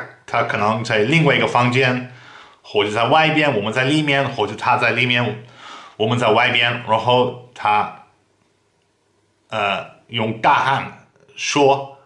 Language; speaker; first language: Chinese; non-native, fluent; Dutch